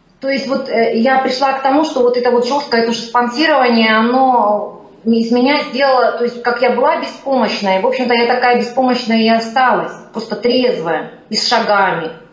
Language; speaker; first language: Russian; native; Russian